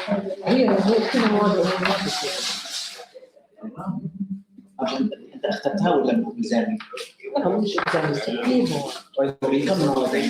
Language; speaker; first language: Arabic; native; Arabic